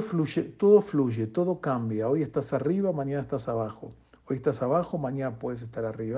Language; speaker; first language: Spanish; native; Spanish